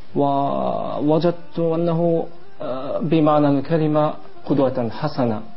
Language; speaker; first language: Arabic; non-native, fluent; Japanese